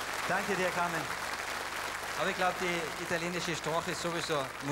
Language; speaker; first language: German; native; German